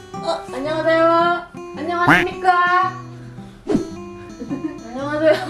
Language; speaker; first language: Korean; non-native, learner; Filipino